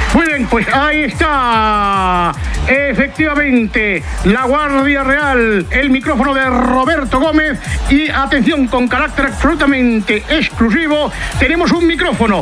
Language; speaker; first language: Spanish; native; Spanish